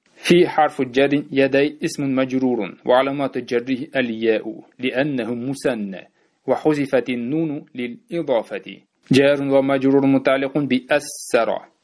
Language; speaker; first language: Arabic; non-native, fluent; Uzbek